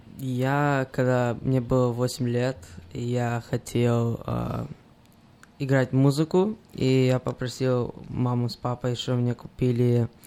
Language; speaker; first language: Russian; early bilingual, heritage; Russian